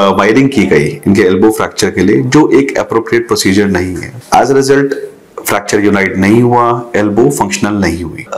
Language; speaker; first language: Hindi; native; Hindi